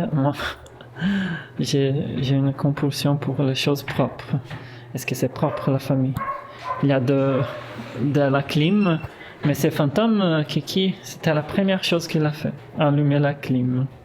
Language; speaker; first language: French; non-native, fluent; Portuguese